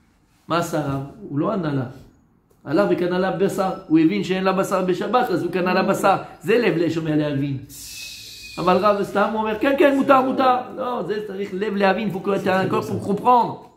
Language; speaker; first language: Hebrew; non-native, fluent; French